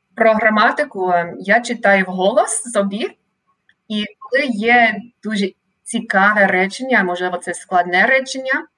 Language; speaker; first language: Ukrainian; non-native, fluent; English